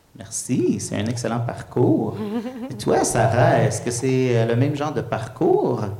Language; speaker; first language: French; native; French